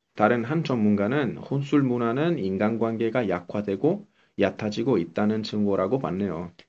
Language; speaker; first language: Korean; non-native, fluent; Italian